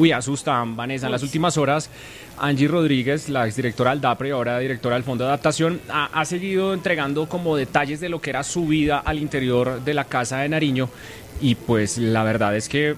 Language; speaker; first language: Spanish; native; Spanish